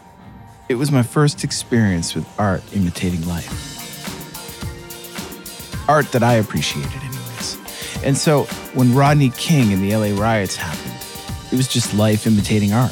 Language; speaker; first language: English; native; English